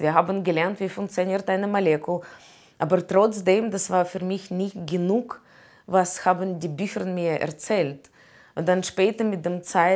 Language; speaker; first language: German; non-native, learner; Russian